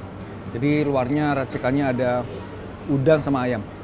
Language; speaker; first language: Indonesian; native; Indonesian